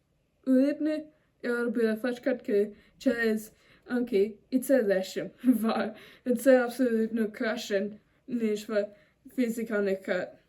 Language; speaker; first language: Ukrainian; non-native, learner; German